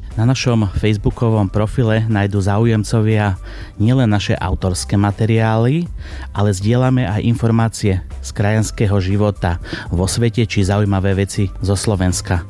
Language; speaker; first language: Slovak; native; Slovak